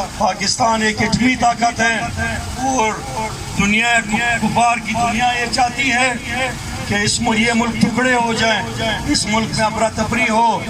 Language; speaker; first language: Urdu; non-native, local second language; Pashto